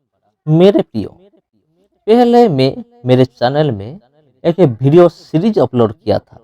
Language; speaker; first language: Hindi; non-native, local second language; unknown